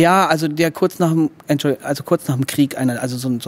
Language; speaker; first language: German; native; German